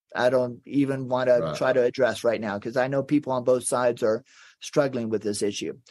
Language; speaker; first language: English; native; English